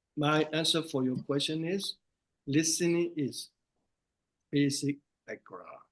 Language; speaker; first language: English; non-native, fluent; Burmese